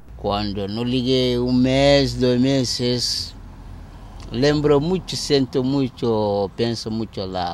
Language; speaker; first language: Portuguese; non-native, learner; Wolof